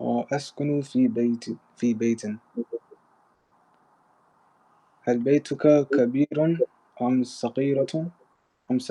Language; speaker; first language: Arabic; non-native, learner; English